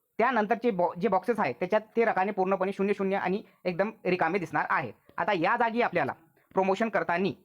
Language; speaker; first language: Marathi; non-native, local second language; Urdu